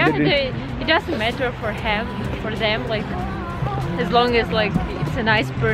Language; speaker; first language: English; non-native, fluent; Russian